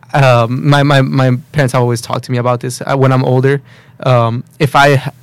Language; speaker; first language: English; early bilingual, other home language; Spanish